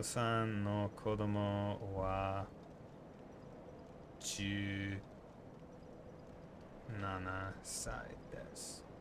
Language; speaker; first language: Japanese; non-native, learner; English